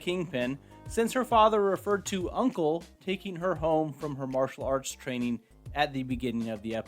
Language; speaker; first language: English; native; English